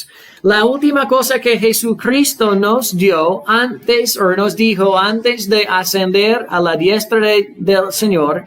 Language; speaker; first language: Spanish; non-native, fluent; English